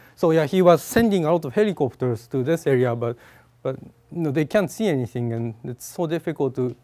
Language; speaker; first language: English; non-native, fluent; Japanese